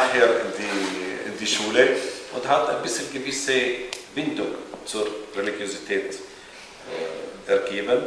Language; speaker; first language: German; non-native, fluent; Arabic